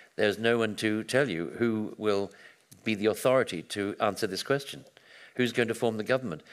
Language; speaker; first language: English; native; English